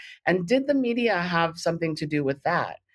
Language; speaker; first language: English; native; English